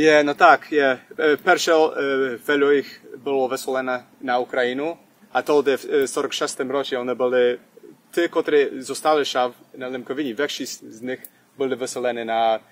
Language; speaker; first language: Polish; early bilingual, heritage; Polish